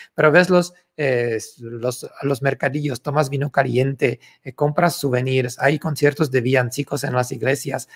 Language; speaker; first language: Spanish; non-native, fluent; Czech